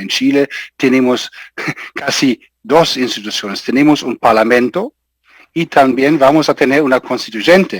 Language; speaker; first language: Spanish; non-native, fluent; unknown